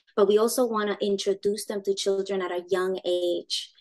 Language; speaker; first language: English; early bilingual, other home language; Spanish